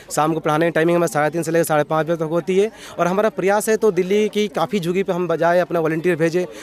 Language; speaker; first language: Hindi; native; Hindi